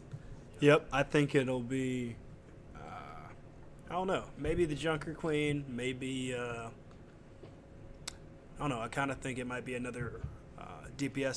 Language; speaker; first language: English; native; English